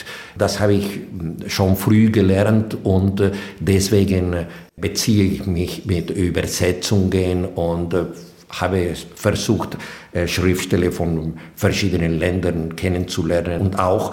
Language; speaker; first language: German; non-native, fluent; Spanish